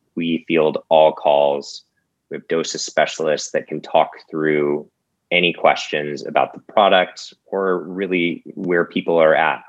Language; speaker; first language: English; native; English